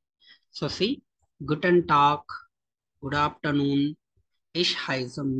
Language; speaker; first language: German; non-native, fluent; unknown